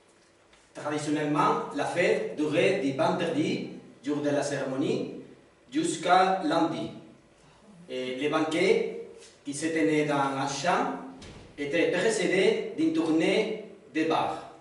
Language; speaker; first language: French; non-native, learner; Spanish